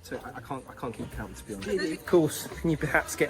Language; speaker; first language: English; native; English